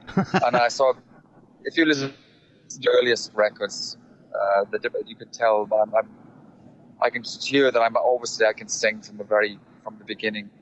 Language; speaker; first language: English; native; English